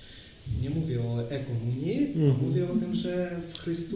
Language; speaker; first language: Polish; non-native, learner; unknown